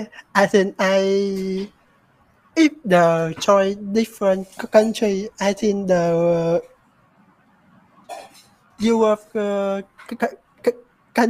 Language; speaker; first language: English; non-native, learner; Vietnamese